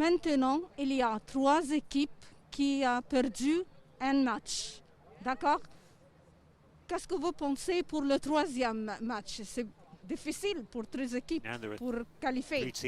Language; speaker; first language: French; non-native, learner; Arabic